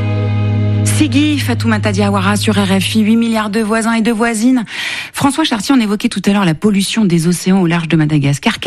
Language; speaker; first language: French; native; French